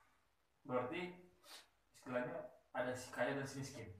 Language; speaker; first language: Indonesian; native; Indonesian